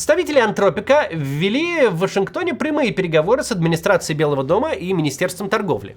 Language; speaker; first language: Russian; native; Russian